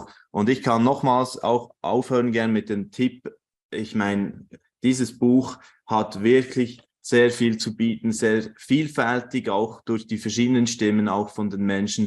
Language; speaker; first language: German; native; German